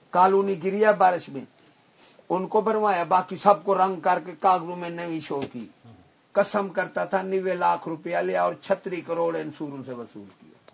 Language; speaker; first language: Urdu; non-native, local second language; Punjabi